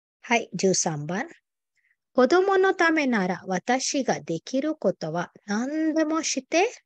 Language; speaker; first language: Japanese; non-native, fluent; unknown